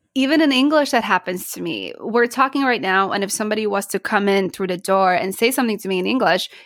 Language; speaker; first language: English; non-native, fluent; Polish